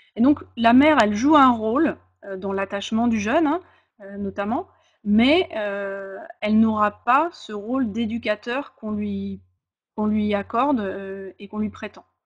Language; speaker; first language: French; native; French